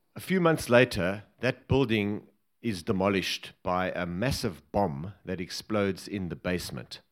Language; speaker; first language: English; native; English